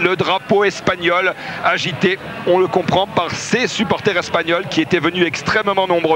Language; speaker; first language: French; native; French